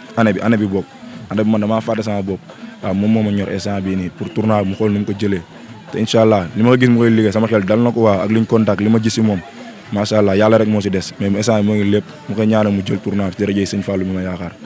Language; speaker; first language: Wolof; native; Wolof